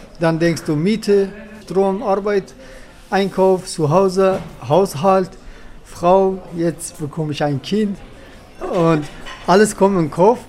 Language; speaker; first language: German; non-native, learner; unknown